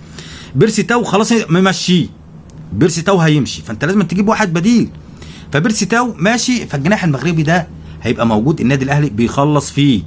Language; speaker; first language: Arabic; native; Arabic